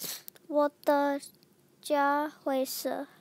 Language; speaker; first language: Chinese; non-native, learner; English